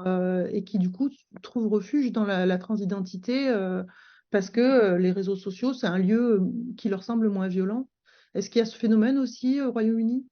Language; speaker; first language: French; native; French